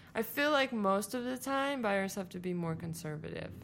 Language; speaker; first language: English; non-native, fluent; Latvian